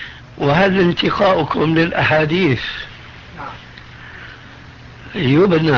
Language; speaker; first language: Arabic; non-native, fluent; Albanian